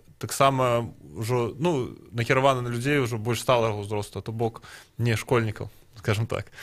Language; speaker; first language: Belarusian; non-native, local second language; Russian